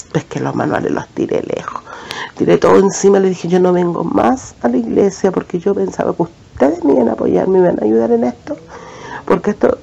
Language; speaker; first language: Spanish; native; Spanish